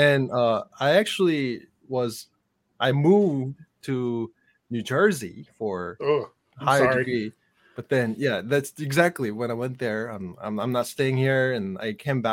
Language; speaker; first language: English; non-native, fluent; Korean